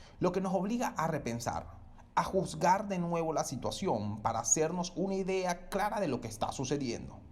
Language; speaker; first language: Spanish; native; Spanish